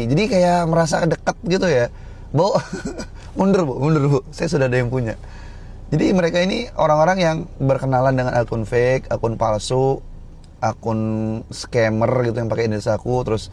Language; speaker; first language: Indonesian; native; Indonesian